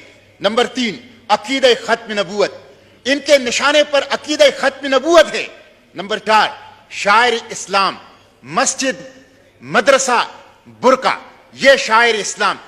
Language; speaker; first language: Urdu; non-native, local second language; Pashto